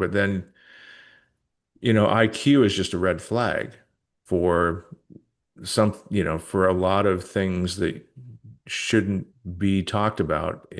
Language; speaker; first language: English; native; English